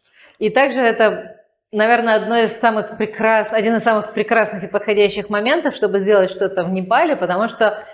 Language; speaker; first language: Russian; native; Russian